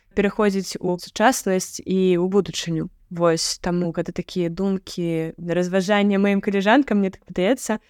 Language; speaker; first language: Belarusian; native; Belarusian